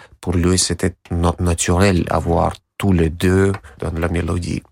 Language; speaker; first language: French; non-native, learner; Russian